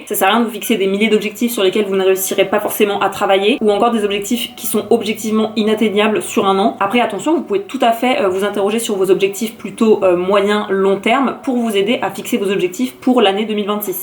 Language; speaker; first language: French; native; French